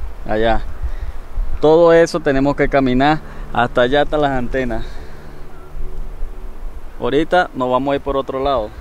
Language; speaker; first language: Spanish; native; Spanish